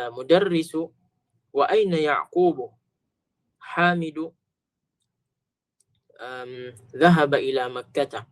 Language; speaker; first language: Arabic; non-native, fluent; Filipino